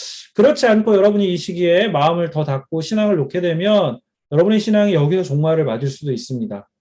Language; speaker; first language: Korean; native; Korean